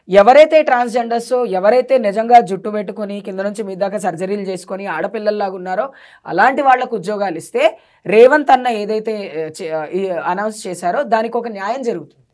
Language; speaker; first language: Telugu; native; Telugu